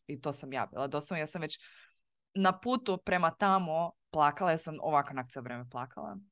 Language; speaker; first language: Croatian; native; Croatian